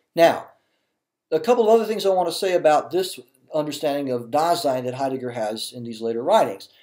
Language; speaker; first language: English; native; English